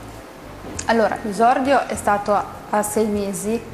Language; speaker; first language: Italian; native; Italian